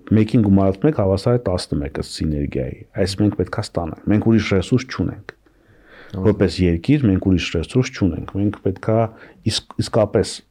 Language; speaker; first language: Armenian; native; Armenian